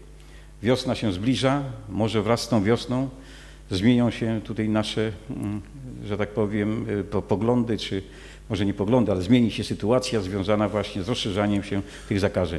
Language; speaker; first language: Polish; native; Polish